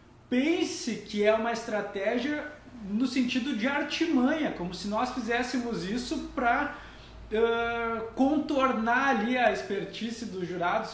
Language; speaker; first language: Portuguese; native; Portuguese